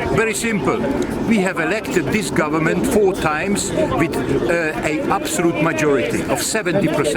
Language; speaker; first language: English; non-native, fluent; Hungarian